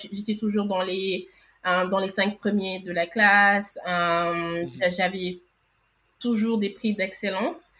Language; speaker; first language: French; non-native, local second language; Wolof